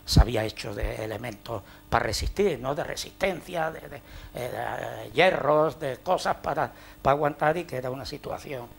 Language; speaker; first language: Spanish; native; Spanish